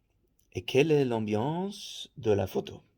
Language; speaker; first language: French; non-native, fluent; Faroese